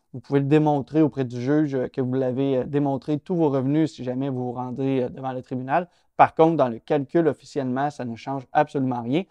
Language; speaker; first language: French; native; French